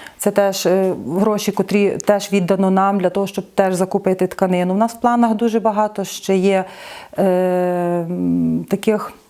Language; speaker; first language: Ukrainian; native; Ukrainian